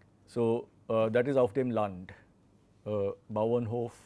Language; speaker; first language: German; non-native, fluent; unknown